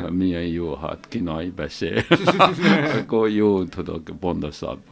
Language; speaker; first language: Hungarian; non-native, learner; Chinese